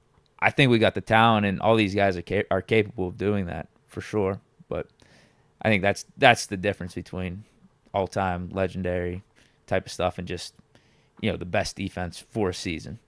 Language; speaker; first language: English; native; English